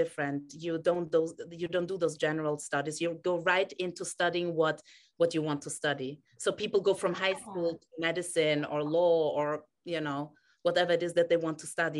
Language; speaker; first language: English; non-native, fluent; German